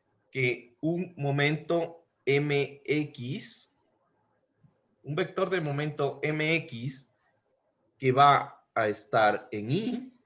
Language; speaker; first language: Spanish; native; Spanish